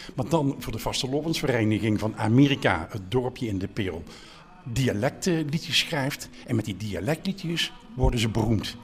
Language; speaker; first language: Dutch; native; Dutch